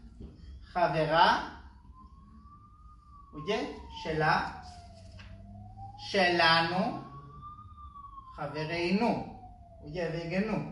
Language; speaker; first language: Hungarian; non-native, learner; Hebrew